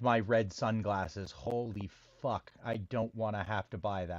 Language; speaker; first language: English; native; English